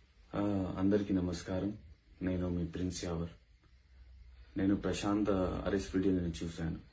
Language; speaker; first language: Telugu; non-native, local second language; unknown